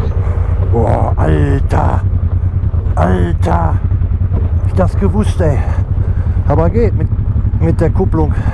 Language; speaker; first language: German; native; German